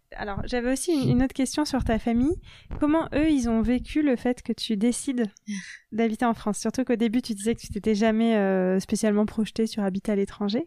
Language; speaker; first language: French; native; French